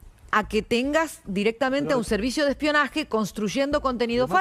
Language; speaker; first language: Spanish; native; Spanish